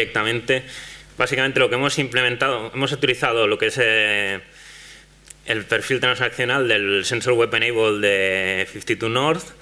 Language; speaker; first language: Spanish; non-native, local second language; Catalan